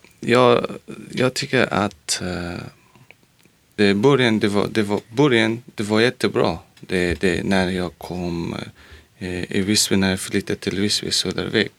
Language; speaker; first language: Swedish; non-native, learner; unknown